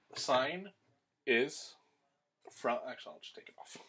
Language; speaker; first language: English; native; English